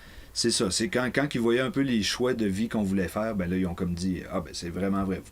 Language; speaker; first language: French; native; French